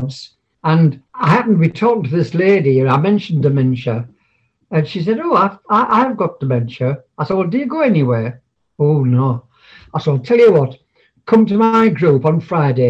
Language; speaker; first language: English; native; English